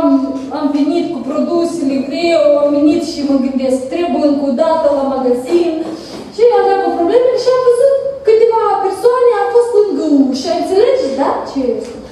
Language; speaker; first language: Romanian; non-native, learner; Russian